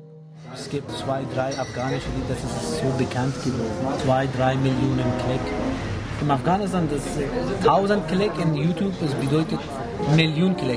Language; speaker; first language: German; non-native, learner; Persian